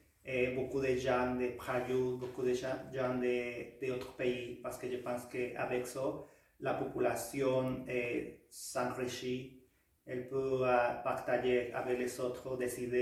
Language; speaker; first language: French; non-native, learner; Spanish